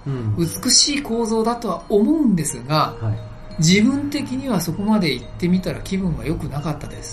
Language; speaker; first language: Japanese; native; Japanese